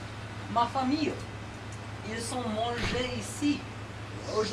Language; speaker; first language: French; non-native, learner; English